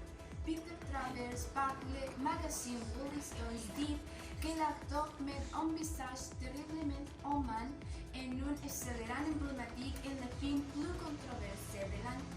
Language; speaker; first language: French; non-native, learner; Spanish